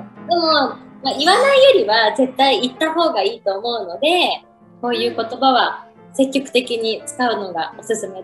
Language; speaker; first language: Japanese; native; Japanese